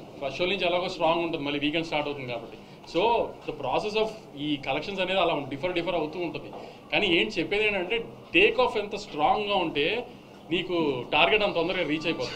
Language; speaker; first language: Telugu; native; Telugu